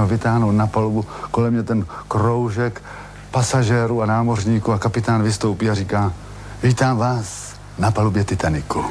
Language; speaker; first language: Czech; native; Czech